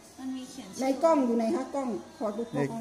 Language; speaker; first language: German; non-native, learner; Thai